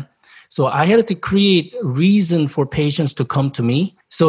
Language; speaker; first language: English; non-native, fluent; Korean